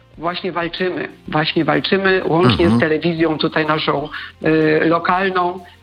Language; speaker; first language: Polish; native; Polish